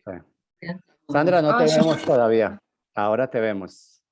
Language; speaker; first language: Spanish; native; Spanish